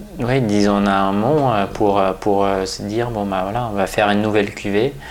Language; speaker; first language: French; non-native, fluent; Dutch